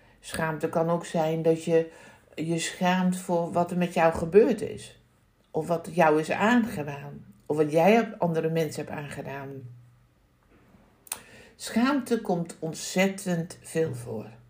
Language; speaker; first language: Dutch; native; Dutch